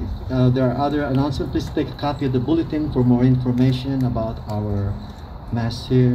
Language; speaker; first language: English; non-native, local second language; Filipino